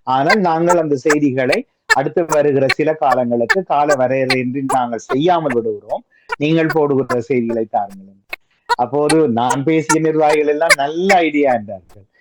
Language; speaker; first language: Tamil; native; Tamil